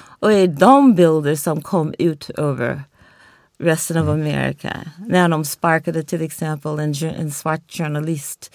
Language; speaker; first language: Swedish; non-native, fluent; English